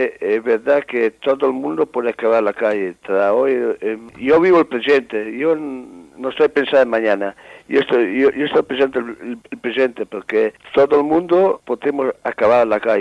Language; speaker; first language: Spanish; non-native, learner; Italian